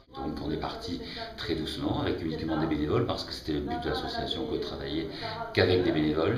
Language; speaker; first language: French; native; French